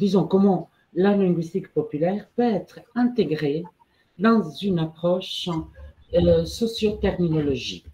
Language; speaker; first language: French; non-native, fluent; Italian